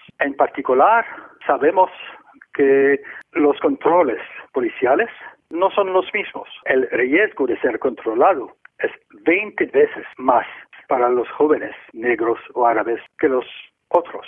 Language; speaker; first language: Spanish; non-native, fluent; French